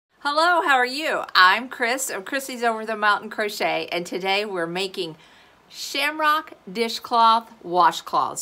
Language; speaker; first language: English; native; English